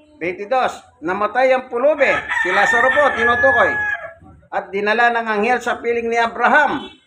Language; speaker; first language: Filipino; non-native, local second language; Pampanga